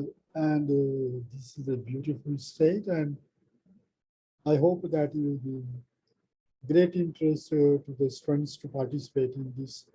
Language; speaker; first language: English; non-native, fluent; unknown